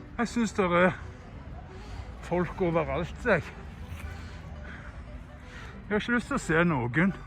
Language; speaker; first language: Norwegian; native; Norwegian